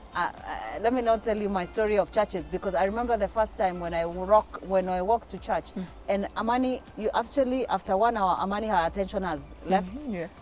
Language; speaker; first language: English; non-native, local second language; Kikuyu